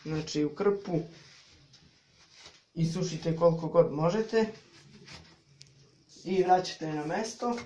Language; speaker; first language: Serbian; native; Serbian